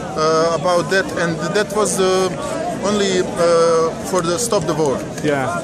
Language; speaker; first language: English; non-native, learner; Bosnian